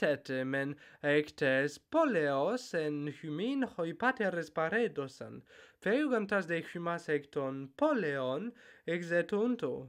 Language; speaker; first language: Greek; non-native, fluent; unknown